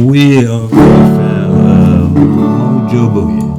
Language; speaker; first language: French; non-native, fluent; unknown